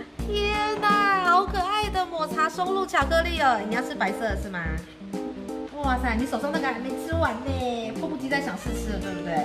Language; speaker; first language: Chinese; native; Chinese